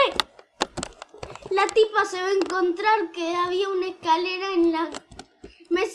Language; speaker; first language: Spanish; native; Spanish